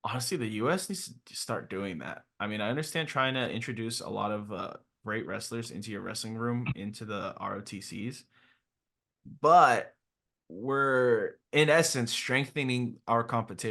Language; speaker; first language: English; native; English